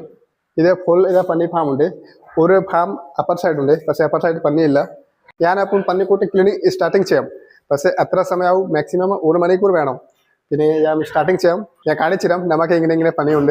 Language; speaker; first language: Malayalam; non-native, local second language; Hindi